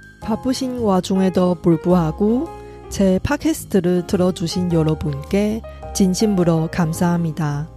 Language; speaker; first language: Korean; non-native, fluent; Chinese